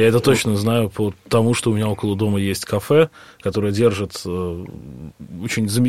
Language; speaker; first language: Russian; native; Russian